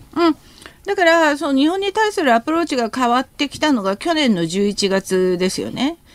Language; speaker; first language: Japanese; non-native, fluent; Korean